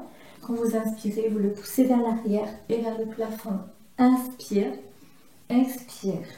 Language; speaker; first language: French; native; French